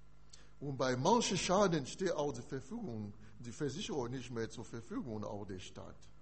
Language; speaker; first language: German; non-native, learner; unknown